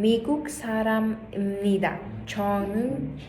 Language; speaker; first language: Korean; non-native, learner; Mongolian